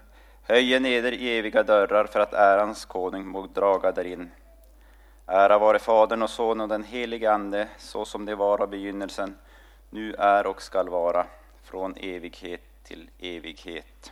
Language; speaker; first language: Swedish; native; Swedish